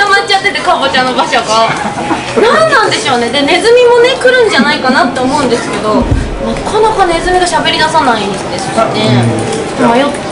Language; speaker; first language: Japanese; native; Japanese